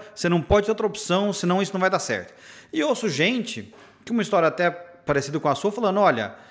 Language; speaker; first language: Portuguese; native; Portuguese